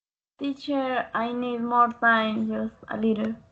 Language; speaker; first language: English; non-native, learner; Spanish